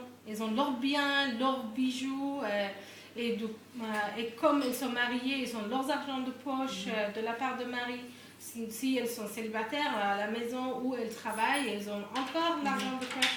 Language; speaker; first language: French; non-native, fluent; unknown